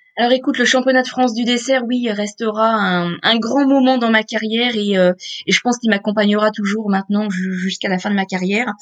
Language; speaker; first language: French; native; French